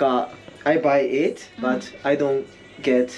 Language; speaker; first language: English; non-native, learner; Japanese